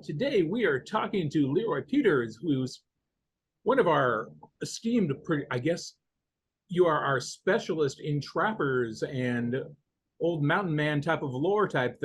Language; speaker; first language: English; native; English